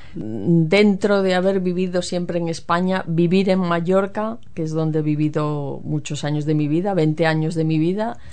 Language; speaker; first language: Spanish; native; Spanish